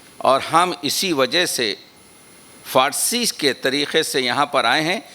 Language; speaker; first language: Urdu; native; Urdu